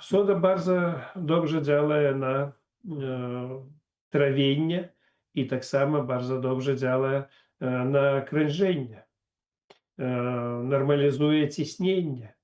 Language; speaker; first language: Polish; non-native, learner; Russian